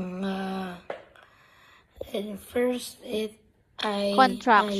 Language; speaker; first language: English; non-native, learner; Vietnamese